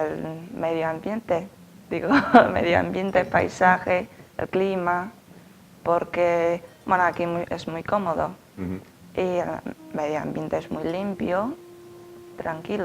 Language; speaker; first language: Spanish; non-native, fluent; Chinese